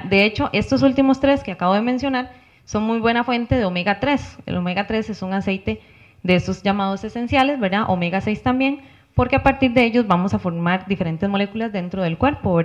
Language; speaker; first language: Spanish; native; Spanish